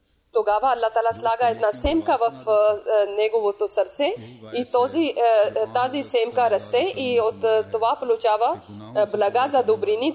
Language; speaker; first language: Bulgarian; non-native, local second language; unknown